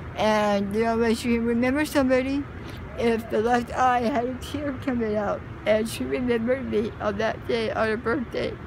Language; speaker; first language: English; native; English